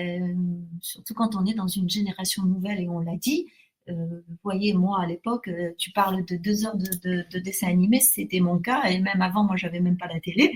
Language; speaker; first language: French; native; French